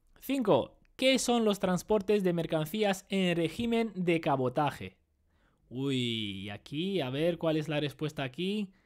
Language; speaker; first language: Spanish; non-native, fluent; Romanian